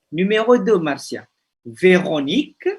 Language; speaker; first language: French; non-native, fluent; Indonesian